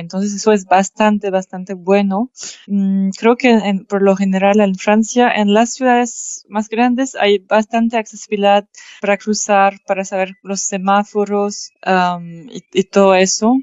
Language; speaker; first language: Spanish; non-native, fluent; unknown